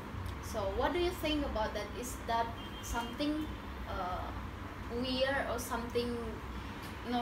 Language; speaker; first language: English; non-native, fluent; Indonesian